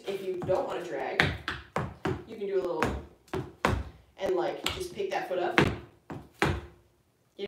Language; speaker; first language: English; native; English